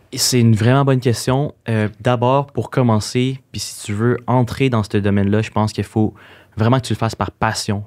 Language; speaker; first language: French; native; French